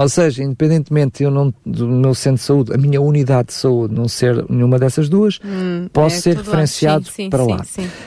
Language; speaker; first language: Portuguese; native; Portuguese